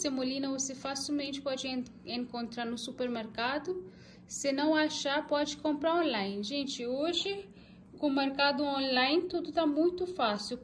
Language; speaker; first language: Portuguese; non-native, fluent; Hindi